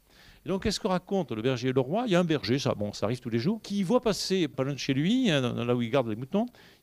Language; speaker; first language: French; native; French